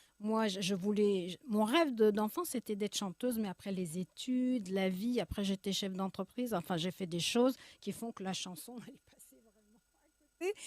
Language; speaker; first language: French; early bilingual, other home language; Arabic